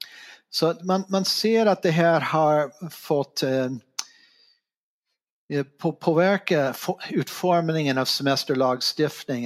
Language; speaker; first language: Swedish; non-native, fluent; English